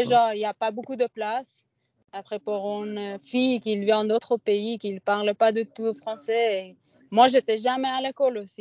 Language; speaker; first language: French; non-native, learner; Persian